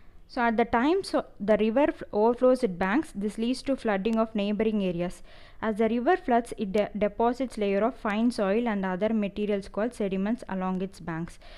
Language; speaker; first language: English; non-native, local second language; Tamil